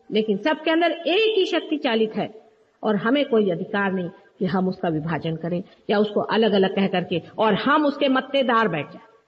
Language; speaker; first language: Hindi; native; Hindi